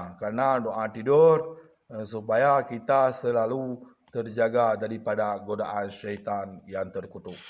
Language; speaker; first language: Malay; non-native, local second language; Achinese